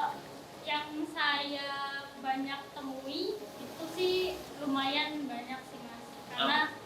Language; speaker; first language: Indonesian; native; Indonesian